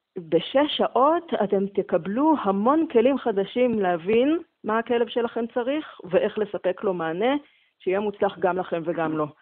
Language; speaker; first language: Hebrew; native; Hebrew